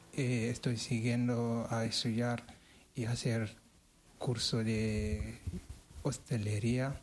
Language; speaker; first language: Spanish; non-native, learner; Wolof